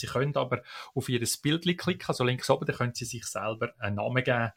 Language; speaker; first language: German; native; German